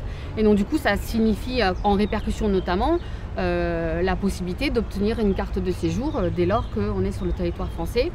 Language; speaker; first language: French; native; French